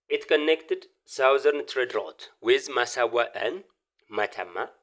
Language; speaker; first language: English; non-native, local second language; Amharic